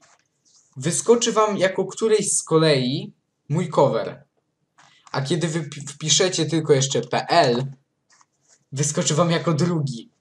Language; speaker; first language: Polish; native; Polish